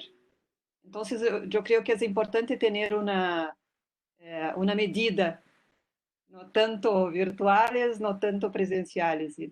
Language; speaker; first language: Spanish; non-native, fluent; Portuguese